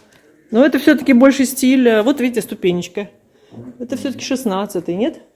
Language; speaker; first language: Russian; native; Russian